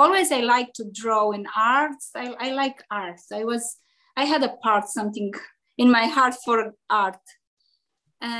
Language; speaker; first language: English; non-native, learner; Romanian